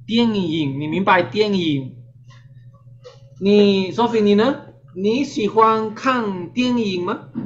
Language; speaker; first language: Chinese; non-native, fluent; Spanish